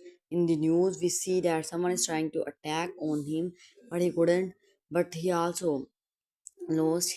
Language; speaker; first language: English; non-native, local second language; Urdu